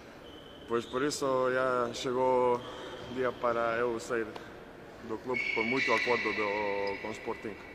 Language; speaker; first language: Portuguese; non-native, learner; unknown